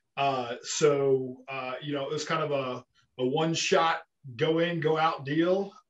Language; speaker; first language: English; native; English